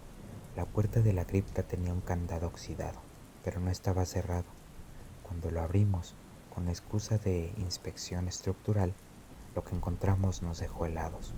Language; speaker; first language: Spanish; native; Spanish